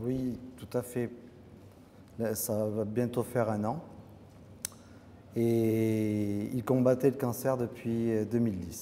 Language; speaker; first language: French; native; French